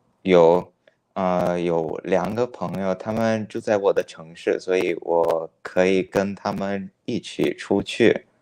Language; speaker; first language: Chinese; non-native, fluent; Italian